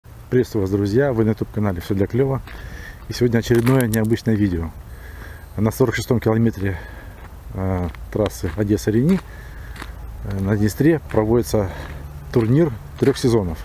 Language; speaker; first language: Russian; native; Russian